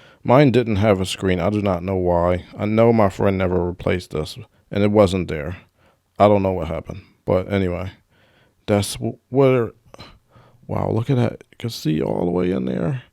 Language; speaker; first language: English; native; English